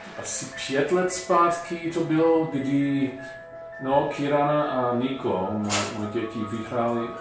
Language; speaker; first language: Czech; non-native, fluent; English